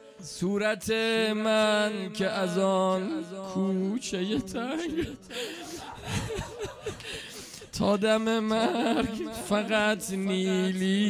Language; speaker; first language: Persian; native; Persian